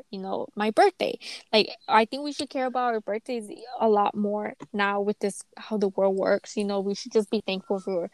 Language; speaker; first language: English; native; English